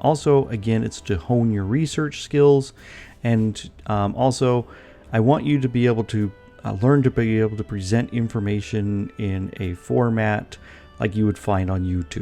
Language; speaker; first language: English; native; English